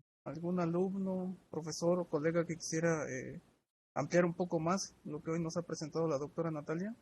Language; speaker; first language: Spanish; native; Spanish